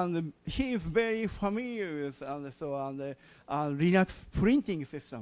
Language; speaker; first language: English; non-native, learner; Japanese